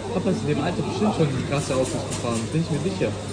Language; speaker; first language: German; native; German